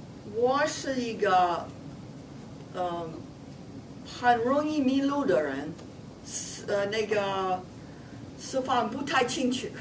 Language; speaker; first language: Chinese; non-native, fluent; English